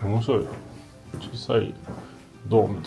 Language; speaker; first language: Japanese; non-native, learner; French